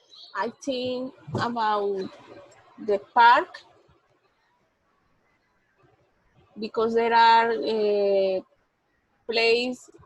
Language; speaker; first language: English; non-native, learner; Spanish